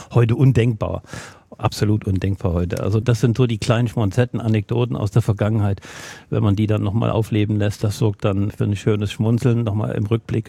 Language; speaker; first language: German; native; German